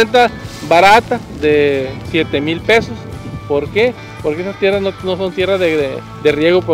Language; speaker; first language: Spanish; native; Spanish